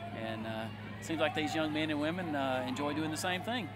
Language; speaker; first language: English; native; English